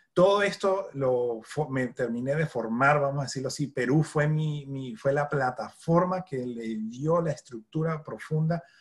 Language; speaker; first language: Spanish; native; Spanish